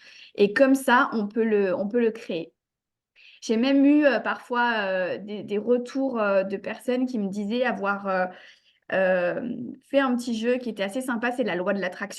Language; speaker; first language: French; native; French